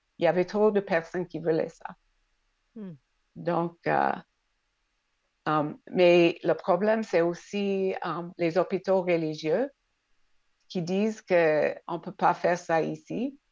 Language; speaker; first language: French; non-native, local second language; English